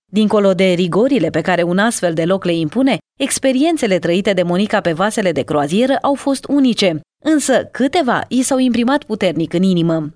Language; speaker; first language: Romanian; native; Romanian